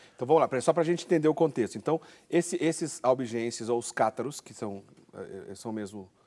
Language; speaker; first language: Portuguese; native; Portuguese